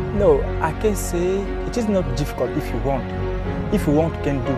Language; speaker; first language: English; non-native, learner; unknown